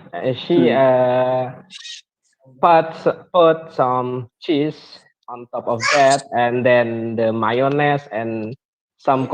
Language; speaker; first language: English; non-native, learner; Indonesian